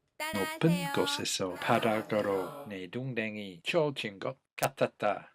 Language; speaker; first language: Korean; non-native, learner; English